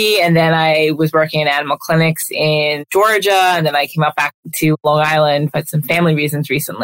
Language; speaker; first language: English; native; English